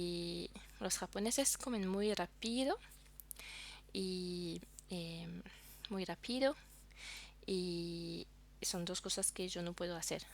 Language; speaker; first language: Spanish; non-native, fluent; French